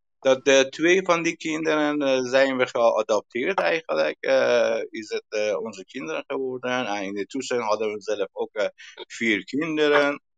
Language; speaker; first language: Dutch; non-native, learner; Persian